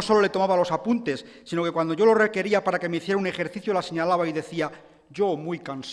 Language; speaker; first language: Spanish; native; Spanish